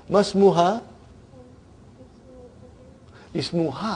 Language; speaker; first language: Arabic; non-native, fluent; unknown